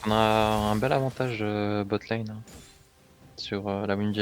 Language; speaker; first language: French; native; French